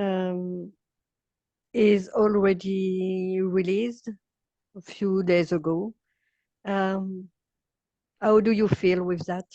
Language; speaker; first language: English; non-native, learner; French